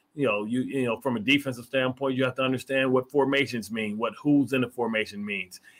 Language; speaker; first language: English; native; English